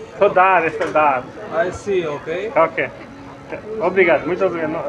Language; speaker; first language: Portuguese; non-native, learner; Bangla